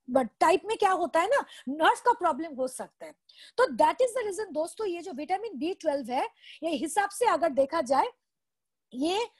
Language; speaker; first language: Hindi; non-native, local second language; Bangla